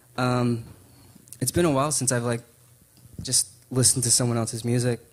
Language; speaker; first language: English; native; English